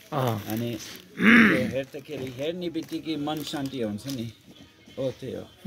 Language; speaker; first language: Nepali; non-native, fluent; English